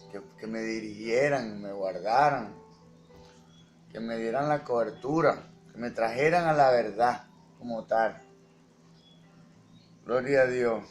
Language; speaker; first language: Spanish; native; Spanish